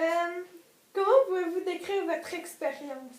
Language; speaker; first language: French; native; French